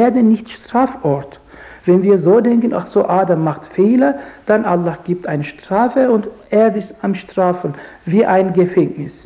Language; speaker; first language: German; non-native, learner; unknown